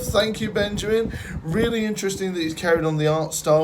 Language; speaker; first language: English; native; English